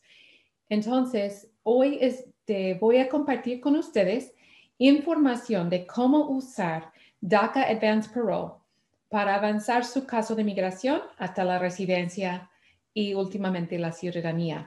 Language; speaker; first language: Spanish; non-native, fluent; English